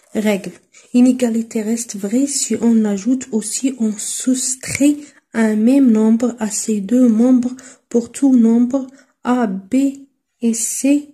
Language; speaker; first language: French; non-native, local second language; Arabic